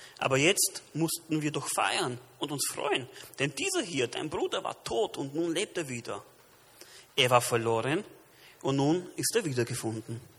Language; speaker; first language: German; early bilingual, other home language; Romanian